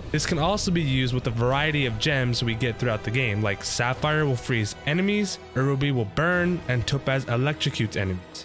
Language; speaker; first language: English; native; English